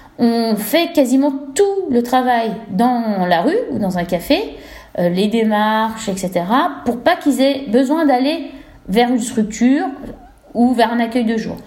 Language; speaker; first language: French; native; French